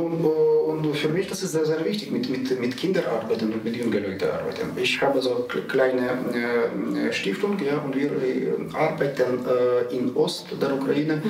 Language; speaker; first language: German; non-native, learner; Ukrainian